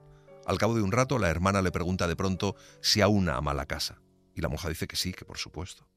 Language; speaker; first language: Spanish; native; Spanish